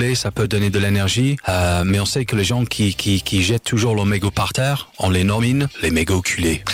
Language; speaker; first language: French; non-native, fluent; English